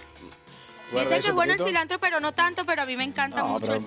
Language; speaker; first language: Spanish; native; Spanish